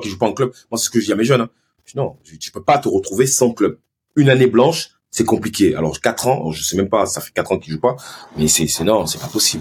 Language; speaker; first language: French; early bilingual, other home language; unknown